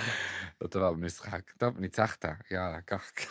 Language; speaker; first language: Hebrew; native; Hebrew